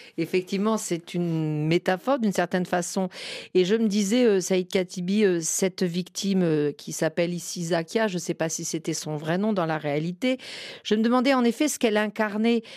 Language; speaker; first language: French; native; French